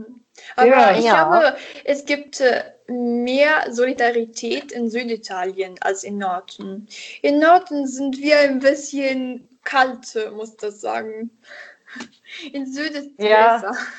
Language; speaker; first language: German; non-native, learner; Italian